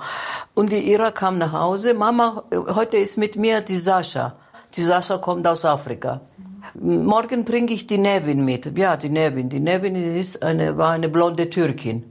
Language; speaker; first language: German; non-native, fluent; Greek